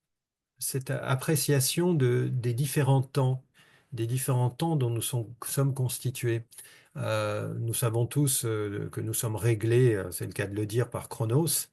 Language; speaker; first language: French; native; French